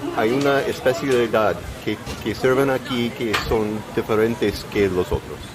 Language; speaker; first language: Spanish; non-native, learner; English